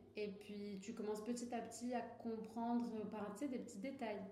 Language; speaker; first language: French; non-native, local second language; Arabic